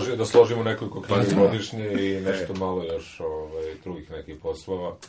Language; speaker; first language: Serbian; native; Serbian